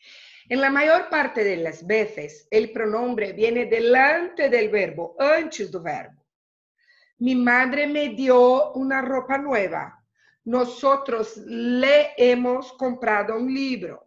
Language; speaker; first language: Spanish; non-native, fluent; Portuguese